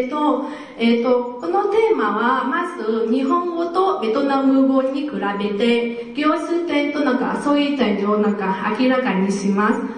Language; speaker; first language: Japanese; non-native, fluent; Vietnamese